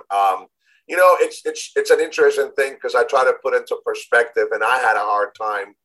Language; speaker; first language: English; non-native, fluent; Spanish